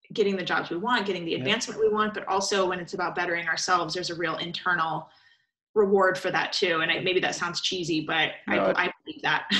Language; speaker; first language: English; native; English